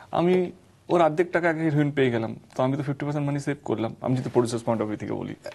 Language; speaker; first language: Bangla; non-native, local second language; Hindi